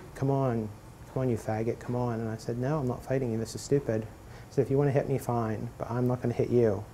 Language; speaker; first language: English; native; English